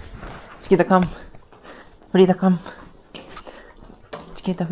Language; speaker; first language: Japanese; native; Japanese